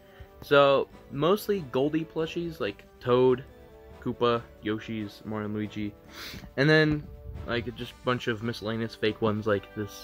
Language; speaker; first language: English; native; English